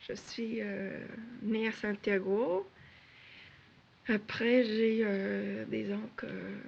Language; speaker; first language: French; non-native, fluent; Spanish